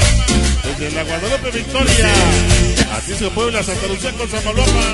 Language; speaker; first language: Spanish; native; Spanish